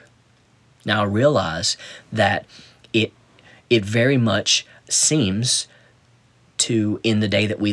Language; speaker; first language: English; native; English